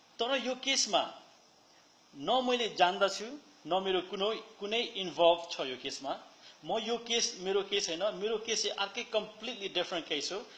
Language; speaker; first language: Nepali; early bilingual, heritage; Nepali